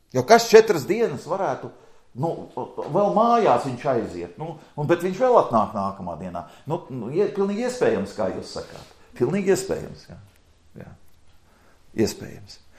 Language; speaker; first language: Latvian; native; Latvian